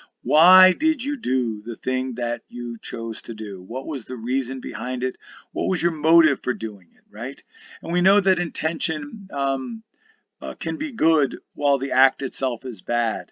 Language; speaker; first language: English; native; English